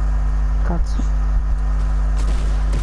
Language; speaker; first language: Italian; native; Italian